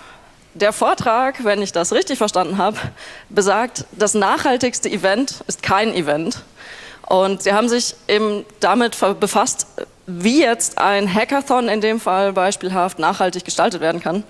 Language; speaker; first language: German; native; German